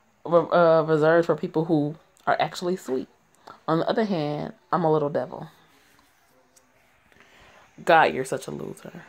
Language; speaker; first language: English; native; English